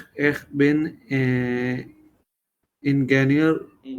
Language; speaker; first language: German; non-native, learner; Urdu